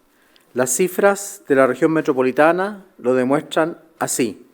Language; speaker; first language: Spanish; native; Spanish